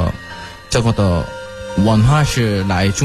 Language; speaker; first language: Chinese; non-native, learner; Korean